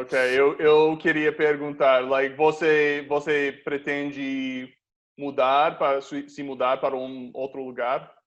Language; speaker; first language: Portuguese; non-native, fluent; English